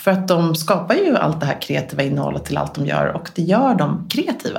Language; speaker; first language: Swedish; native; Swedish